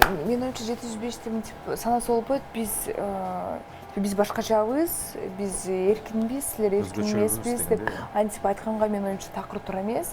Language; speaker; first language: Kyrgyz; non-native, local second language; Russian